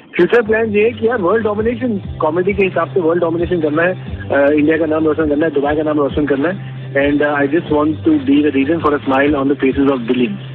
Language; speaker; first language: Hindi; native; Hindi